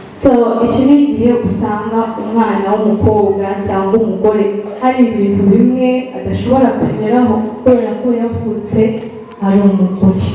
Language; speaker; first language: Kinyarwanda; early bilingual, heritage; Kinyarwanda